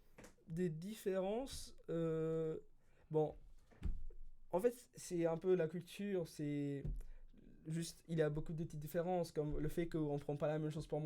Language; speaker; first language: French; early bilingual, other home language; Spanish